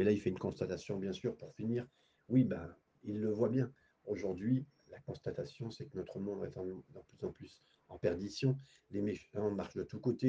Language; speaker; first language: French; native; French